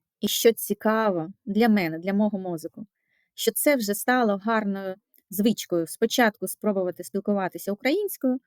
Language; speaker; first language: Ukrainian; non-native, local second language; Russian